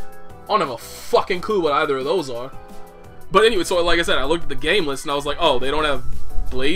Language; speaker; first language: English; native; English